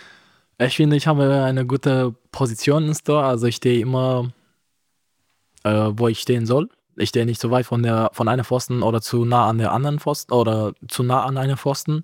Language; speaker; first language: German; non-native, fluent; Romanian